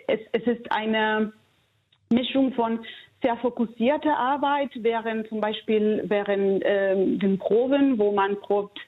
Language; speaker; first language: German; non-native, fluent; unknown